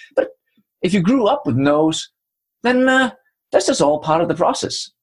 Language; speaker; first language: English; non-native, fluent; Danish